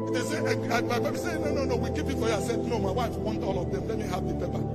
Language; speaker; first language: English; non-native, local second language; Igbo